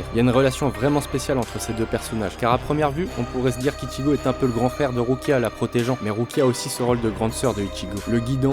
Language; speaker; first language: French; native; French